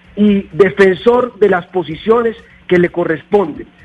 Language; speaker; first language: Spanish; native; Spanish